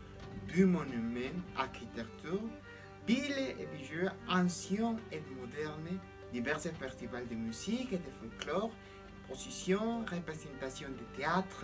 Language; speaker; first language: French; non-native, learner; Spanish